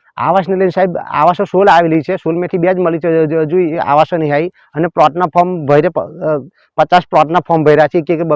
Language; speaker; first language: Gujarati; native; Gujarati